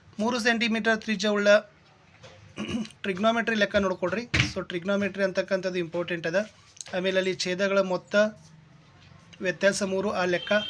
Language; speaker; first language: Kannada; native; Kannada